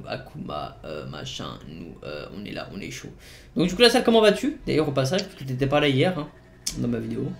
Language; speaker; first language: French; native; French